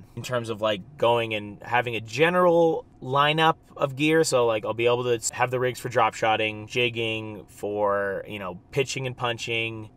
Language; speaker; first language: English; native; English